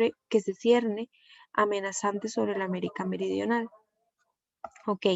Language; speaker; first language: Spanish; native; Spanish